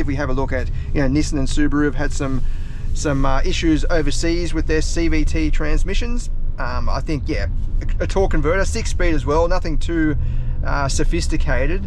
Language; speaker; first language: English; native; English